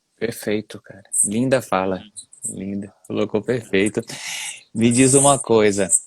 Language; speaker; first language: Portuguese; native; Portuguese